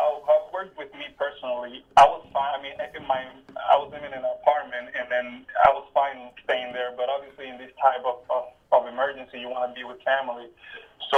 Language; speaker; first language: English; non-native, fluent; Spanish